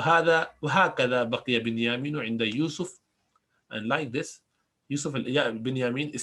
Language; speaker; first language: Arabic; non-native, fluent; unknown